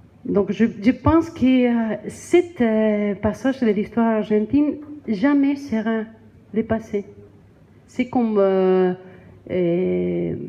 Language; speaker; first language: French; non-native, learner; Spanish